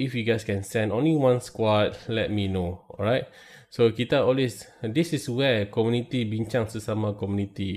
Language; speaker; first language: English; non-native, local second language; Malay